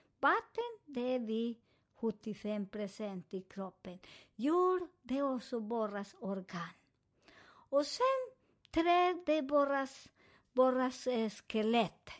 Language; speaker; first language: Swedish; non-native, fluent; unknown